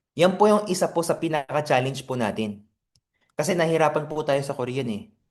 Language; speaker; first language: Filipino; non-native, fluent; Korean